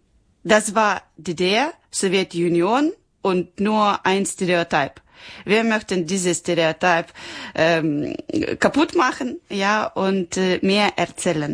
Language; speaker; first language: German; non-native, learner; Ukrainian